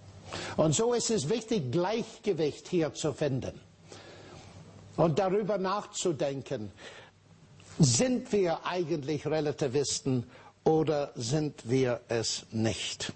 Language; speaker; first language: German; non-native, fluent; English